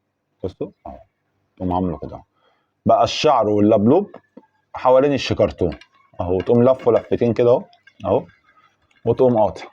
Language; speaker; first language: Arabic; native; Arabic